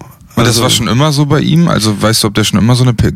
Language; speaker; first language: German; native; German